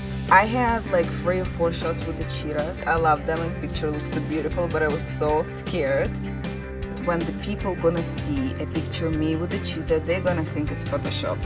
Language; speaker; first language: English; non-native, fluent; Russian